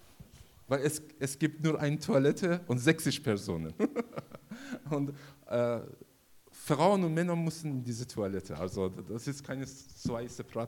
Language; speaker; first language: German; non-native, learner; Persian